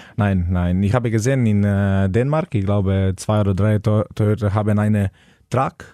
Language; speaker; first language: German; non-native, learner; Slovenian